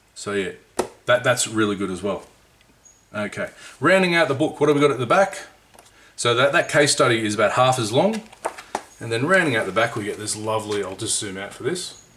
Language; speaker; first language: English; native; English